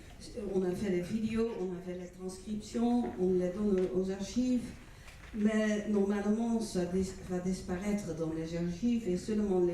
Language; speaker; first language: French; non-native, fluent; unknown